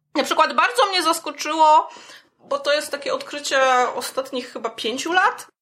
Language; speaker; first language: Polish; non-native, fluent; English